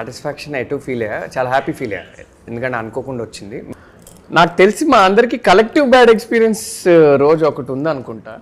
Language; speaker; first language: Telugu; native; Telugu